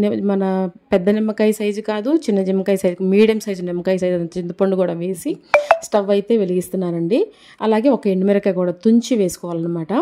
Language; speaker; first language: Telugu; native; Telugu